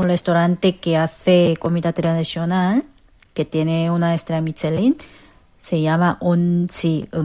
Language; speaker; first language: Spanish; non-native, fluent; Korean